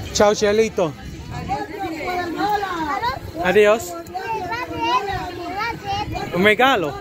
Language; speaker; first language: Spanish; non-native, learner; English